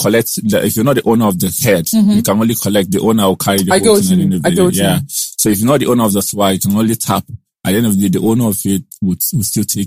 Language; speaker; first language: English; non-native, local second language; Igbo